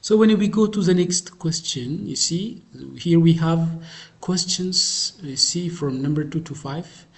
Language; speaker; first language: English; non-native, local second language; Amharic